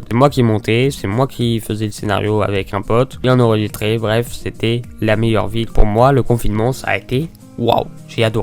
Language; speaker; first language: French; native; French